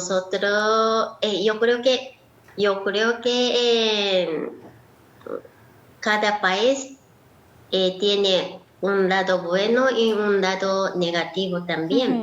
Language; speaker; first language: Spanish; non-native, learner; Japanese